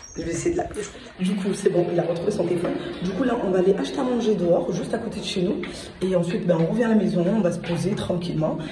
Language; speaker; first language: French; early bilingual, other home language; Fula